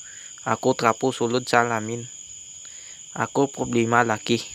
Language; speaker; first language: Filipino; non-native, local second language; Cebuano